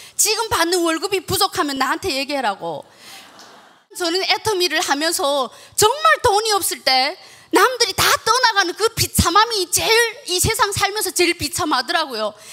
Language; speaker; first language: Korean; early bilingual, heritage; Korean